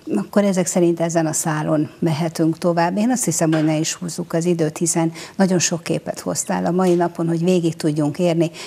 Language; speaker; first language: Hungarian; native; Hungarian